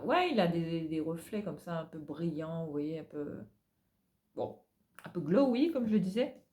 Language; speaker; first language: French; native; French